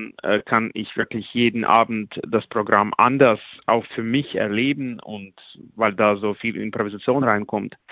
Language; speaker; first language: German; non-native, fluent; Russian